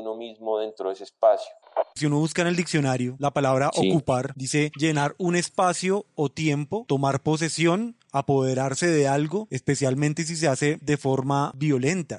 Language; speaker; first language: Spanish; native; Spanish